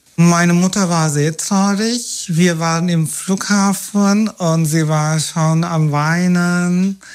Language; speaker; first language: German; non-native, fluent; Turkish